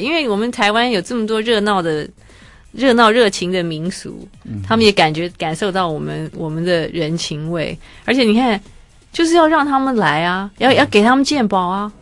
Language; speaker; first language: Chinese; native; Chinese